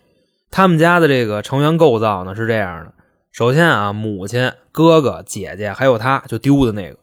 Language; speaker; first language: Chinese; native; Chinese